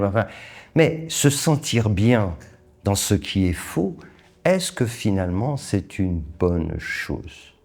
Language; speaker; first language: French; native; French